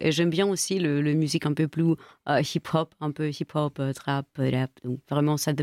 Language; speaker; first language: French; non-native, fluent; Greek